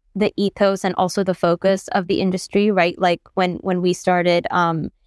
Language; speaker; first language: English; non-native, local second language; Bangla